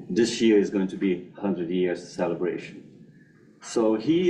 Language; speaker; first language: English; non-native, fluent; Portuguese